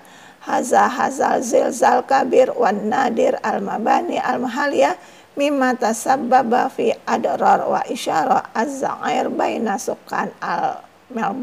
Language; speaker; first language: Arabic; non-native, fluent; Indonesian